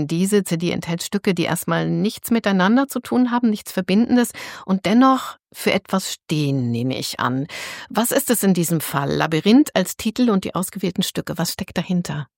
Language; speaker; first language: German; native; German